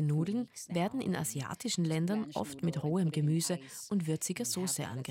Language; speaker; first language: German; native; German